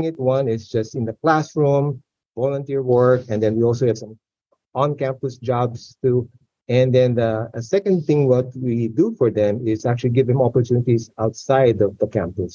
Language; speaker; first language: English; non-native, local second language; Filipino